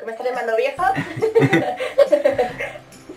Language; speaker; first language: Spanish; native; Spanish